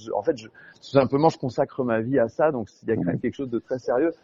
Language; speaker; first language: French; native; French